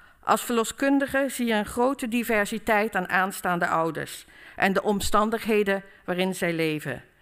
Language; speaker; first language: Dutch; native; Dutch